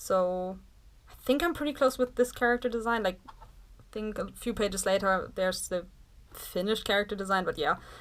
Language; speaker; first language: English; non-native, fluent; German